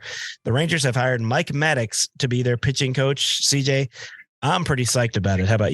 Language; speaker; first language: English; native; English